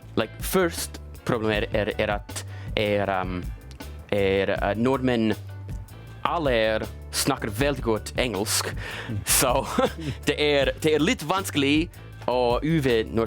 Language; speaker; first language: Norwegian; non-native, learner; English